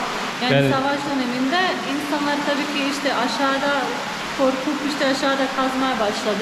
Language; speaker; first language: Turkish; non-native, fluent; Slovenian